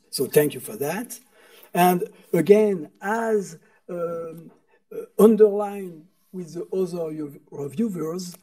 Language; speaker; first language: English; non-native, fluent; French